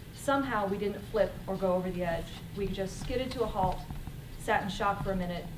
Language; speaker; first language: English; native; English